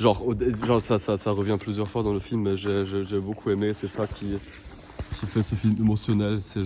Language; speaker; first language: French; non-native, fluent; German